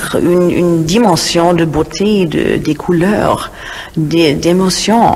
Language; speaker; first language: French; non-native, fluent; German